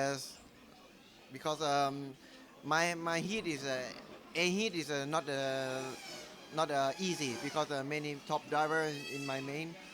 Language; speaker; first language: English; non-native, learner; Thai